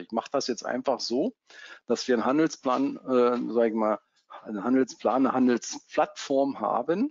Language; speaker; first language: German; native; German